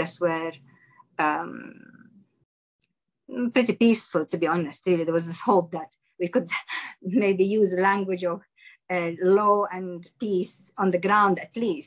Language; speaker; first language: English; non-native, fluent; Arabic